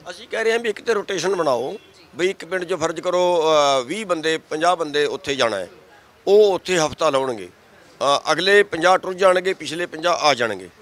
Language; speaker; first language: Punjabi; native; Punjabi